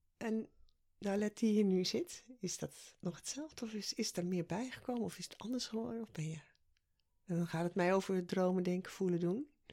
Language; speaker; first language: Dutch; native; Dutch